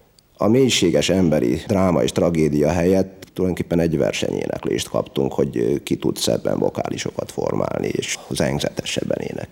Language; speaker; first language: Hungarian; native; Hungarian